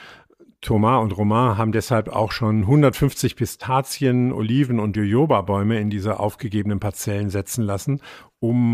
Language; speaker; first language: German; native; German